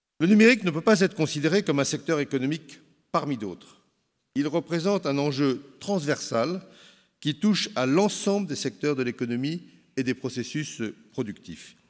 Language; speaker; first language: French; native; French